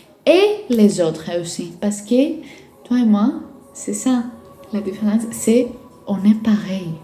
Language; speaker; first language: French; non-native, fluent; Greek